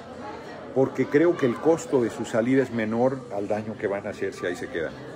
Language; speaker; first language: Spanish; native; Spanish